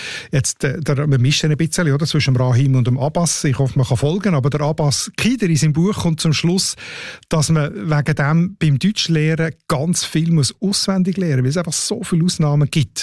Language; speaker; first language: German; native; German